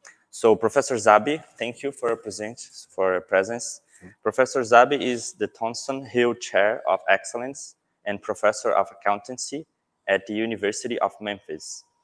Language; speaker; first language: English; non-native, fluent; Portuguese